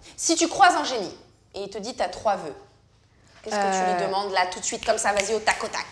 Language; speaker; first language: French; early bilingual, other home language; Arabic